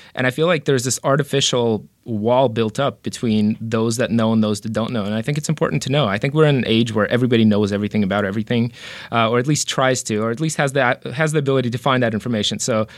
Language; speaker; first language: English; early bilingual, other home language; Romanian